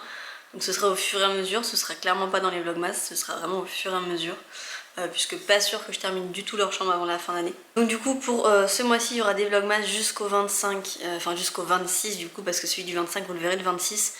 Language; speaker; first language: French; native; French